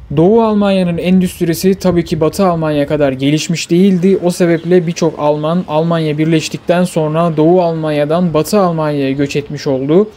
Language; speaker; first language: Turkish; native; Turkish